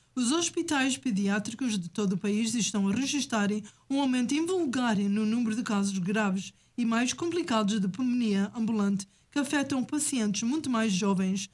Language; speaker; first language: Portuguese; native; Portuguese